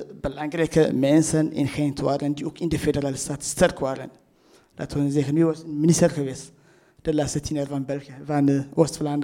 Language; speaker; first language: Dutch; non-native, fluent; Tigrinya